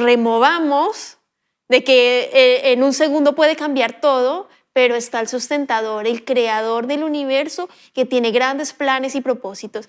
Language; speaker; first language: Spanish; native; Spanish